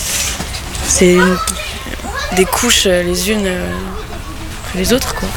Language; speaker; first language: French; native; French